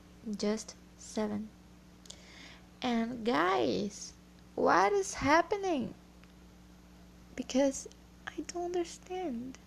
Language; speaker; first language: English; non-native, learner; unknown